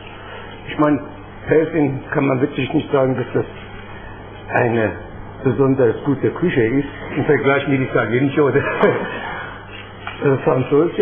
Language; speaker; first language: German; non-native, fluent; Persian